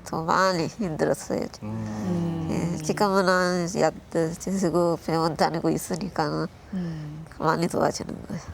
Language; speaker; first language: Korean; non-native, learner; Sinhala